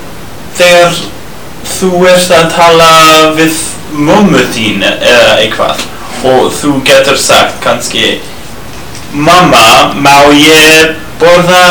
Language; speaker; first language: Icelandic; non-native, learner; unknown